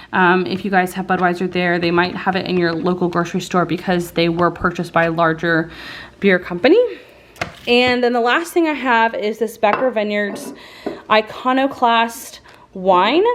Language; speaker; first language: English; native; English